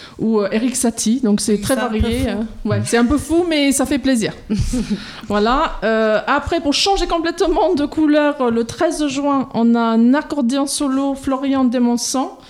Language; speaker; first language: French; non-native, fluent; English